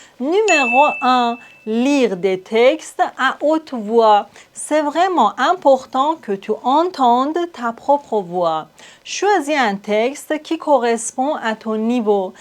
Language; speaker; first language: French; non-native, fluent; Persian